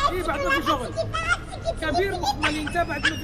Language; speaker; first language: Arabic; non-native, learner; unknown